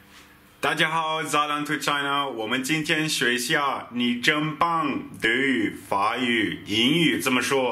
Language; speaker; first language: Chinese; non-native, fluent; German